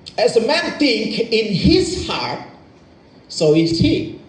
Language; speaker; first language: English; non-native, learner; Indonesian